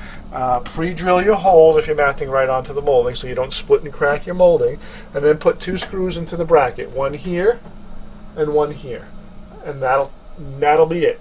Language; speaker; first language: English; native; English